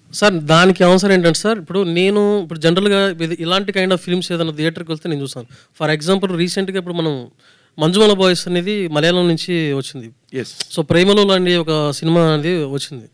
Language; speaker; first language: Telugu; native; Telugu